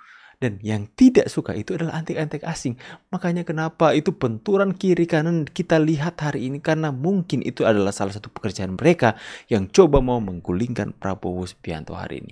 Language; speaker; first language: Indonesian; native; Indonesian